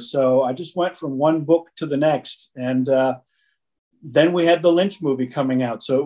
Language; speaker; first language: English; native; English